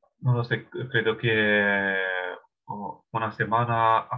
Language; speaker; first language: Spanish; non-native, learner; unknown